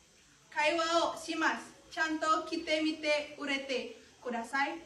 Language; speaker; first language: Japanese; non-native, learner; Indonesian